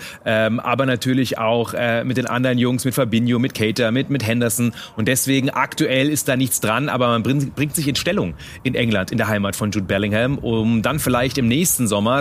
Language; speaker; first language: German; native; German